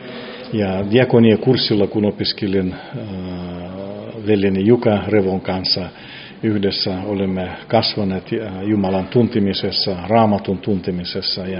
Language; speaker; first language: Finnish; non-native, fluent; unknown